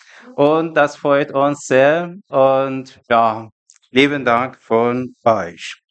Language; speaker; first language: German; non-native, learner; Persian